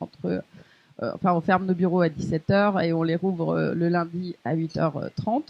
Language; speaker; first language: French; native; French